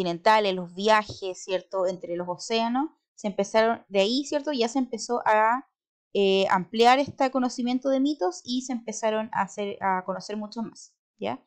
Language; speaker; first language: Spanish; native; Spanish